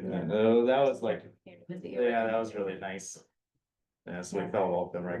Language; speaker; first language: English; native; English